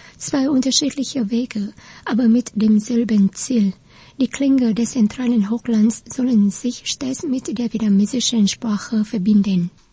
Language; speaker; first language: German; non-native, fluent; Vietnamese